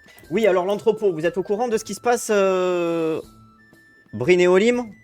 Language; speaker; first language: French; native; French